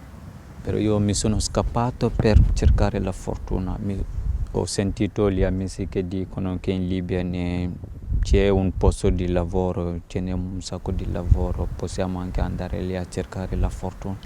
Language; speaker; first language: Italian; non-native, fluent; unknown